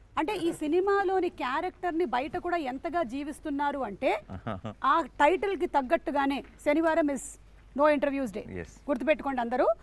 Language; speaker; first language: Telugu; native; Telugu